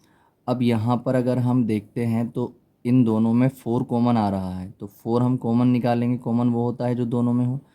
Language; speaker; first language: Hindi; native; Hindi